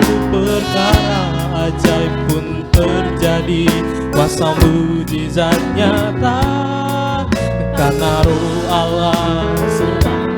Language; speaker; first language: Indonesian; native; Indonesian